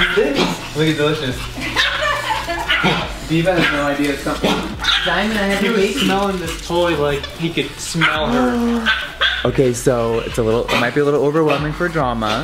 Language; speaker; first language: English; native; English